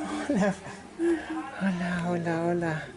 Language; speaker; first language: Spanish; non-native, learner; English